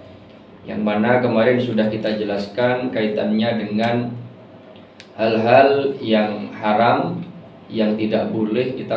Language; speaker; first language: Indonesian; non-native, local second language; Javanese